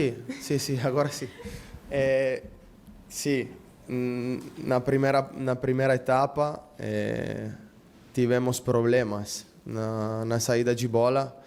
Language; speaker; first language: Portuguese; non-native, fluent; Spanish